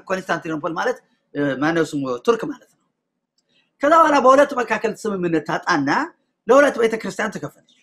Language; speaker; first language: Amharic; non-native, local second language; Tigrinya